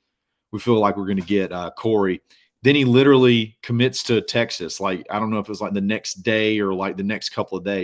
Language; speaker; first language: English; native; English